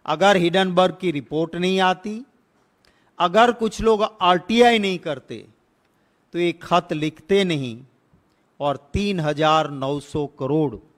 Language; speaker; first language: Hindi; non-native, local second language; Gujarati